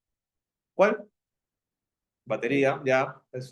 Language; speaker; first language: Spanish; native; Spanish